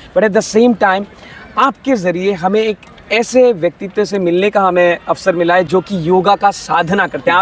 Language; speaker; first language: Hindi; non-native, local second language; Assamese